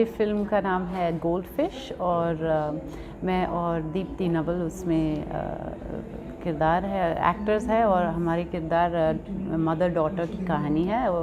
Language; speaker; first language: Hindi; non-native, local second language; French